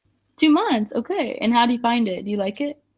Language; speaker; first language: English; non-native, fluent; Spanish